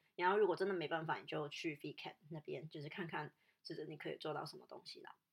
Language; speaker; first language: Chinese; non-native, local second language; Cantonese